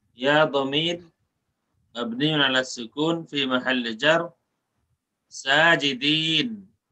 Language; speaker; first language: Arabic; non-native, fluent; Bangla